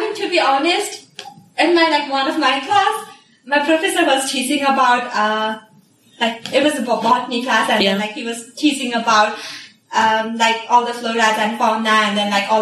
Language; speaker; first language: English; non-native, fluent; Nepali